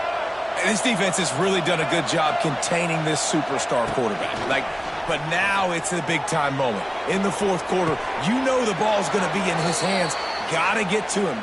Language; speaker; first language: English; native; English